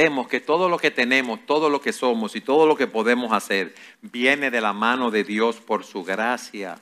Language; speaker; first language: Spanish; native; Spanish